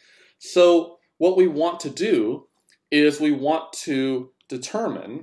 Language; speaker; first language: English; native; English